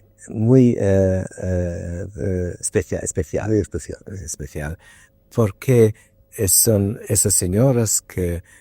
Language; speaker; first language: Spanish; non-native, learner; English